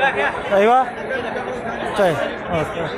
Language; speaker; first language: Arabic; non-native, learner; Urdu